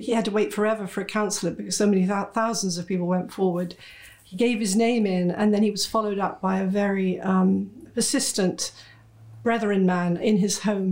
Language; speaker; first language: English; native; English